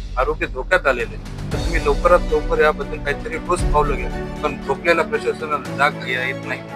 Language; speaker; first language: Marathi; native; Marathi